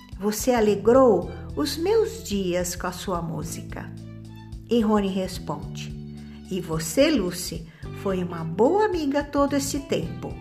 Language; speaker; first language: Portuguese; native; Portuguese